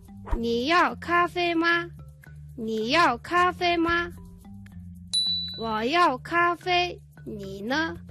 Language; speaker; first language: Chinese; non-native, fluent; Mongolian